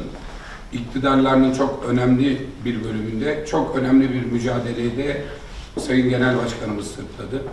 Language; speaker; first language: Turkish; native; Turkish